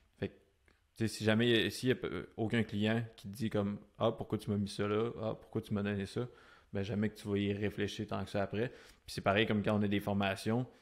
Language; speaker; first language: French; native; French